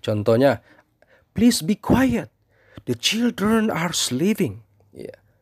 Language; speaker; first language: English; non-native, fluent; Indonesian